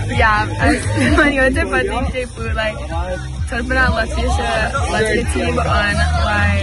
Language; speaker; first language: Latvian; early bilingual, heritage; Latvian